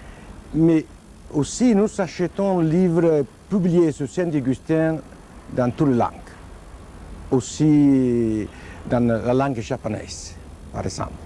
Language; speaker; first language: French; non-native, fluent; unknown